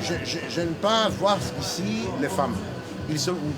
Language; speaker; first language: French; non-native, learner; Hebrew